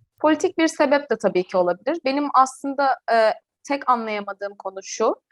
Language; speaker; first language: Turkish; native; Turkish